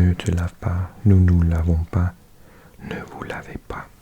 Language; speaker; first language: French; non-native, learner; English